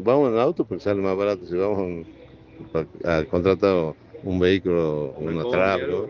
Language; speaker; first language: Spanish; native; Spanish